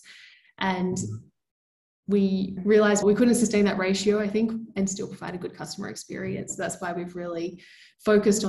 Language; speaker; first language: English; native; English